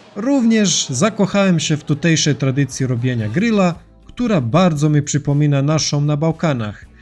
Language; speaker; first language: Polish; non-native, fluent; Serbian